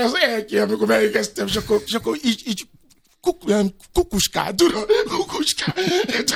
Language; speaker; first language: Hungarian; non-native, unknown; Yoruba